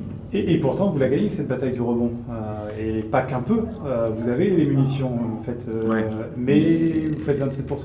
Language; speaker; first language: French; native; French